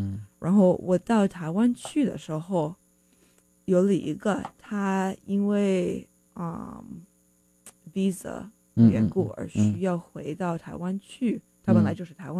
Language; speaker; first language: Chinese; non-native, fluent; English